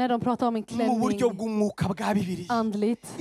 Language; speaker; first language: Swedish; early bilingual, other home language; Kinyarwanda